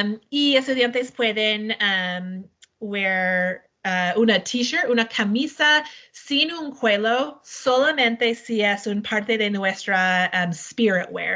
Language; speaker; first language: Spanish; non-native, learner; English